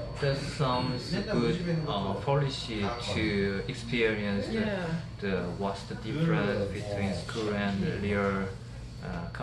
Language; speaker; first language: English; non-native, learner; Korean